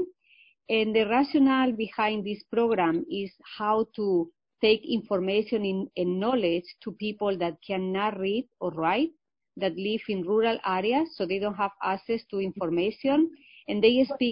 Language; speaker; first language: English; non-native, fluent; Spanish